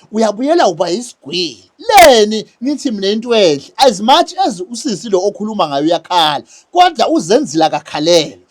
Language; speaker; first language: Zulu; native; Zulu